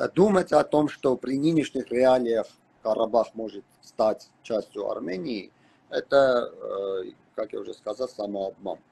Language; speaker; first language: Russian; non-native, local second language; Armenian